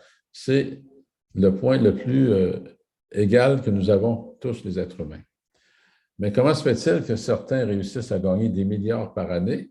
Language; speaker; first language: French; native; French